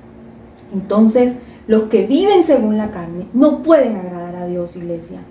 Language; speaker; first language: Spanish; native; Spanish